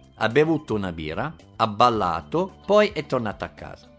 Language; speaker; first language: Italian; non-native, fluent; English